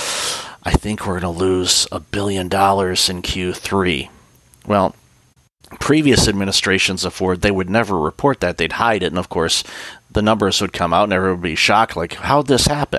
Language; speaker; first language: English; native; English